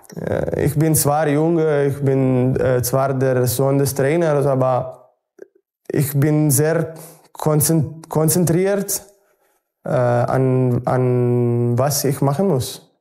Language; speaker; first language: German; non-native, learner; Italian